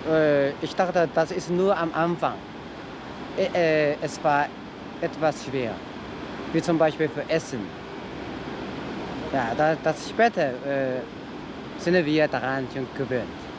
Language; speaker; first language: German; non-native, learner; Chinese